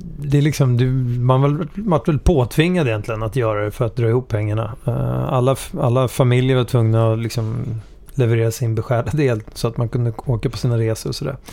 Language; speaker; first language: Swedish; early bilingual, other home language; Hungarian